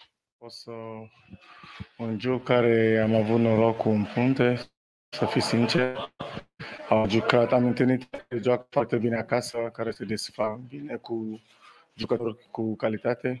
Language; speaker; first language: Romanian; non-native, learner; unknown